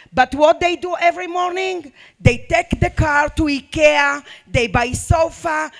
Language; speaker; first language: English; non-native, learner; Arabic